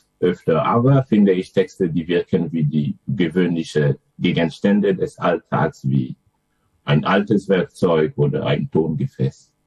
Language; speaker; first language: German; non-native, fluent; French